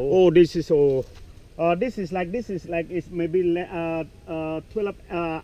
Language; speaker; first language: English; non-native, learner; Balinese